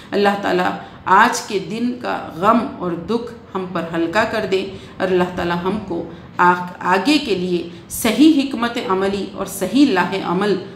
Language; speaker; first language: Urdu; native; Urdu